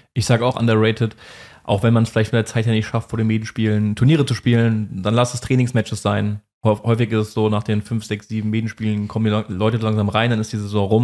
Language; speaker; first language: German; native; German